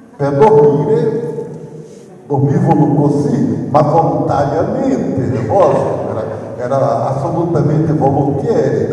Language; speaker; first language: Italian; non-native, fluent; Portuguese